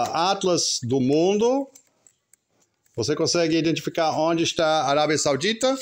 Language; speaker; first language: Portuguese; non-native, fluent; English